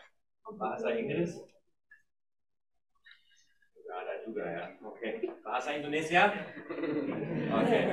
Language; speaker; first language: Indonesian; non-native, fluent; German